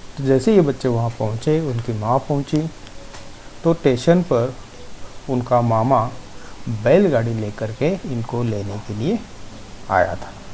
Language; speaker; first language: Hindi; non-native, local second language; Marathi